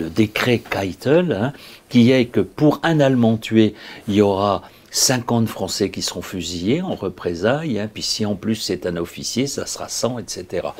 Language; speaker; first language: French; native; French